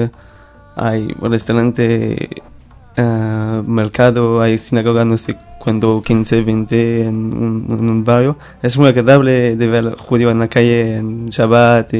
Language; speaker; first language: Spanish; non-native, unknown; French